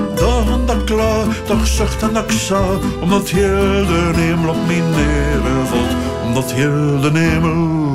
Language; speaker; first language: Dutch; native; Dutch